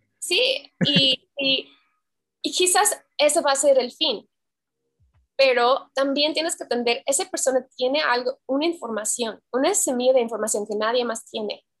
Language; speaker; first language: Spanish; non-native, fluent; English